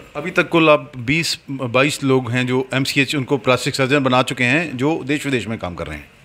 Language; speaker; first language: Hindi; native; Hindi